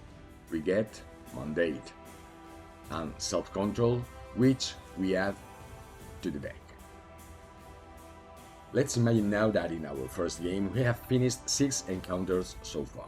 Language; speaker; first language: English; non-native, fluent; Spanish